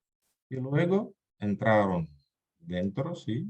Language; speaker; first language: Spanish; non-native, fluent; Russian